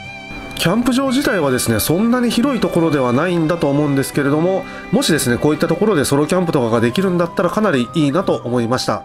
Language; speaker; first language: Japanese; native; Japanese